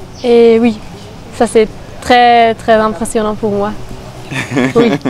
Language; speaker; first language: French; non-native, fluent; German